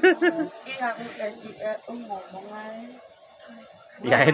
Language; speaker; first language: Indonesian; non-native, local second language; Javanese